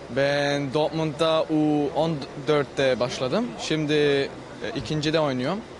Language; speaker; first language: Turkish; early bilingual, heritage; Turkish